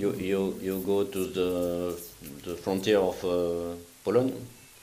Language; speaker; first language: English; non-native, learner; French